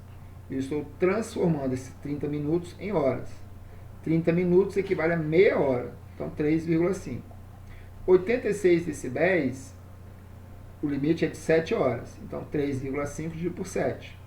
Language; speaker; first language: Portuguese; native; Portuguese